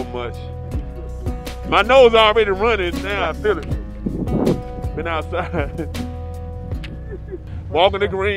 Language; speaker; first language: English; native; English